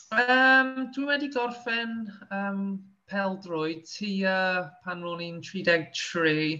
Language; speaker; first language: Welsh; non-native, local second language; English